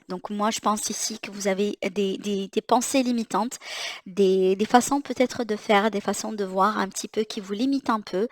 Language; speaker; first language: French; native; French